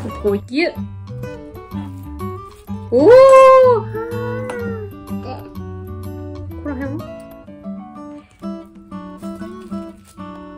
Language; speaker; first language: Japanese; native; Japanese